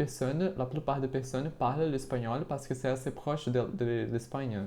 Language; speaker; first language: French; non-native, fluent; Portuguese